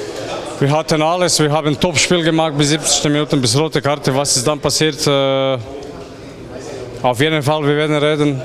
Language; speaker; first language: German; non-native, learner; Croatian